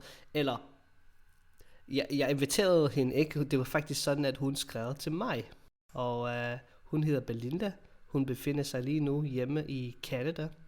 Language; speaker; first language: Danish; non-native, fluent; English